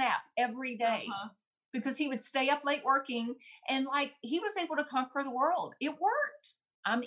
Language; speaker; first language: English; native; English